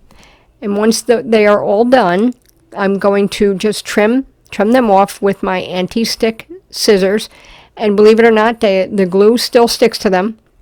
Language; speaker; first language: English; native; English